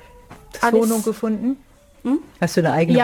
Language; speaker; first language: German; native; German